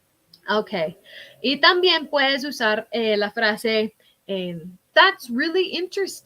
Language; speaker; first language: Spanish; non-native, fluent; English